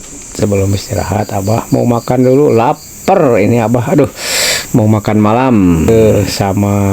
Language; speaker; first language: Indonesian; non-native, local second language; Sundanese